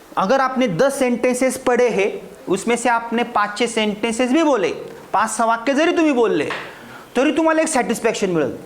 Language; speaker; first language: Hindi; non-native, local second language; Marathi